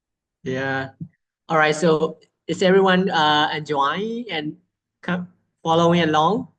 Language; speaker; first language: English; non-native, fluent; Burmese